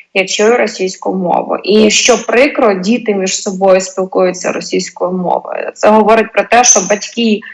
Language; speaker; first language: Ukrainian; non-native, local second language; Russian